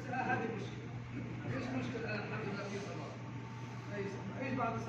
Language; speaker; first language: Arabic; non-native, learner; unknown